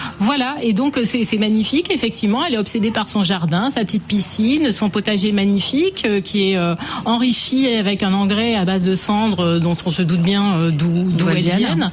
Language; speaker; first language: French; native; French